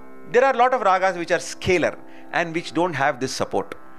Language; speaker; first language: English; non-native, local second language; Tamil